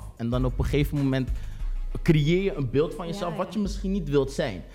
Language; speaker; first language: Dutch; native; Dutch